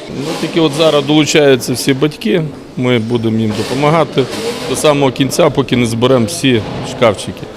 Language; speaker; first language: Ukrainian; native; Ukrainian